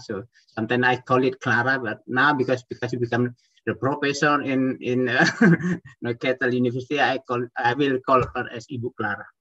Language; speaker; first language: English; non-native, fluent; Indonesian